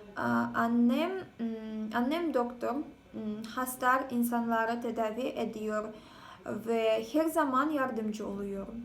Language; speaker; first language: Turkish; non-native, learner; Kazakh